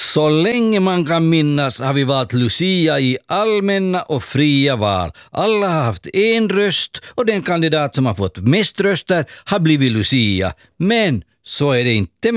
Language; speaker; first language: Swedish; native; Swedish